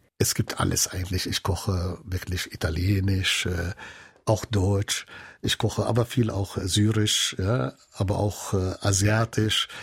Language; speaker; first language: German; non-native, fluent; Arabic